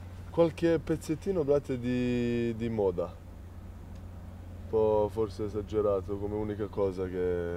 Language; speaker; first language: Italian; non-native, fluent; Serbian